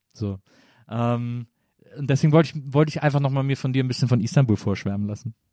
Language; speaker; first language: German; native; German